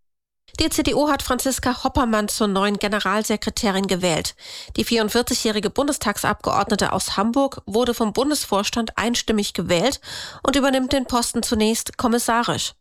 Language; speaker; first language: German; native; German